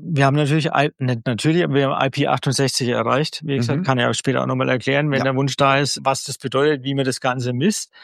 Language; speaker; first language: German; native; German